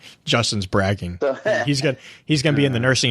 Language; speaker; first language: English; native; English